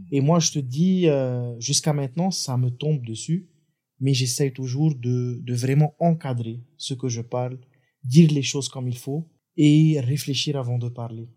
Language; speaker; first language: French; non-native, local second language; Arabic